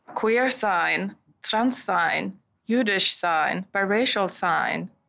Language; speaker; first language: German; non-native, learner; Swedish